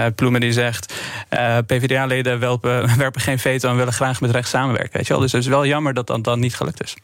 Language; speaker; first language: Dutch; non-native, fluent; Persian